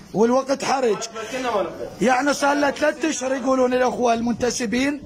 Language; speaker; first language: Arabic; native; Arabic